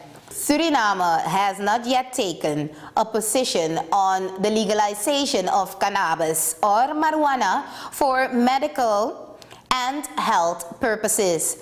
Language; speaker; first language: English; non-native, fluent; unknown